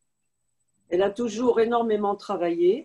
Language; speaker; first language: French; native; French